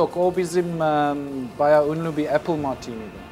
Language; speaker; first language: Turkish; non-native, learner; English